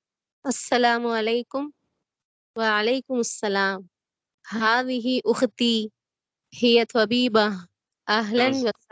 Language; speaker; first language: Arabic; non-native, learner; Tamil